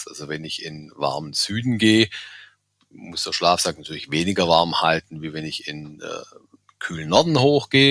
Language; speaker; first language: German; native; German